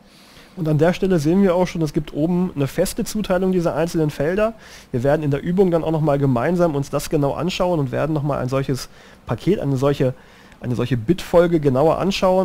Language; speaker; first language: German; native; German